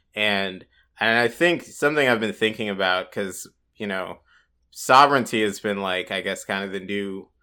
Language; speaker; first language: English; native; English